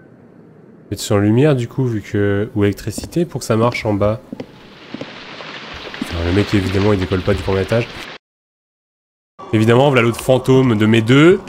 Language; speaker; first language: French; native; French